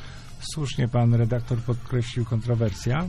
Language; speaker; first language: Polish; native; Polish